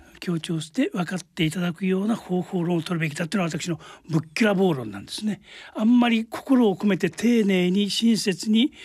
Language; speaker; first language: Japanese; native; Japanese